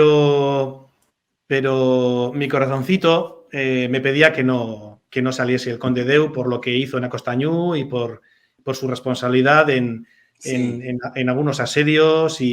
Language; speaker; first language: Spanish; native; Spanish